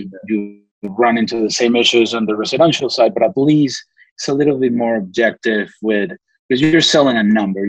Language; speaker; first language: English; non-native, fluent; Spanish